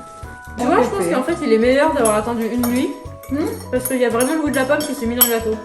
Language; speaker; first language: French; native; French